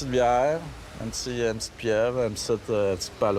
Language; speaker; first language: French; native; French